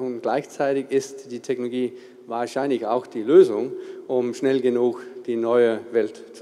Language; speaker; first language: German; non-native, fluent; Danish